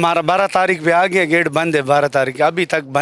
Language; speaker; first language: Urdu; non-native, local second language; Pashto